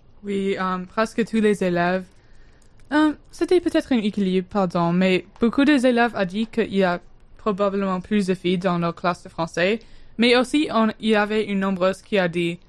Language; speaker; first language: French; non-native, learner; English